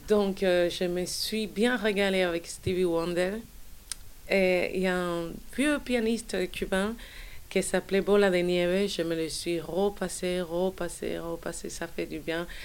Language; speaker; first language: French; non-native, fluent; Spanish